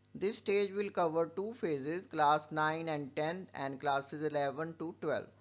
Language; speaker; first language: English; non-native, local second language; Punjabi